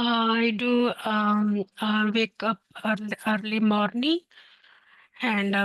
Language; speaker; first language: English; non-native, learner; Hindi